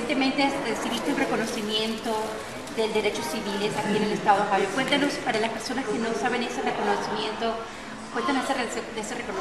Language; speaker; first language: Spanish; native; Spanish